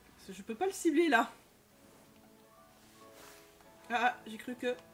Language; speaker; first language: French; native; French